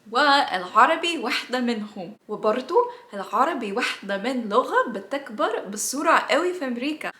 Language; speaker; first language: Egyptian Arabic; non-native, learner; English